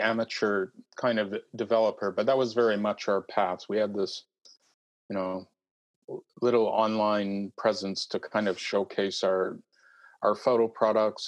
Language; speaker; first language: English; native; English